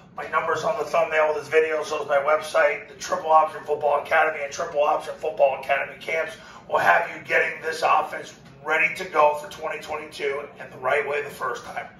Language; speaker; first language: English; native; English